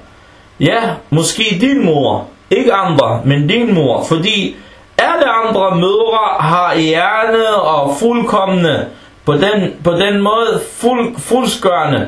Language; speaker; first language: Danish; early bilingual, other home language; Arabic